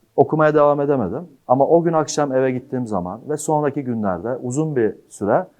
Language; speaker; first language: Turkish; native; Turkish